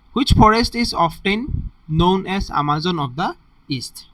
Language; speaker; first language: English; non-native, local second language; Assamese